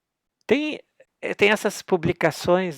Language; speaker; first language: Portuguese; native; Portuguese